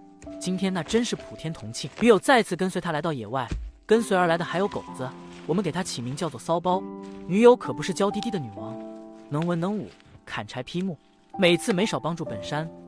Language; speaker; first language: Chinese; native; Chinese